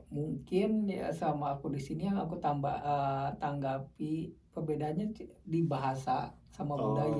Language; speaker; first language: Indonesian; native; Indonesian